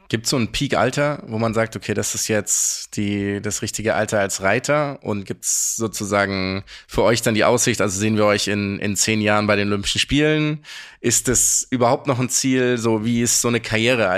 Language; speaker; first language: German; native; German